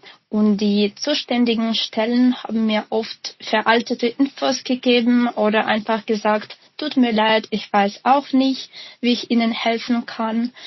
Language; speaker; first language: German; non-native, fluent; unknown